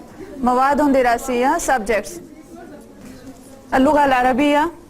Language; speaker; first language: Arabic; non-native, fluent; Urdu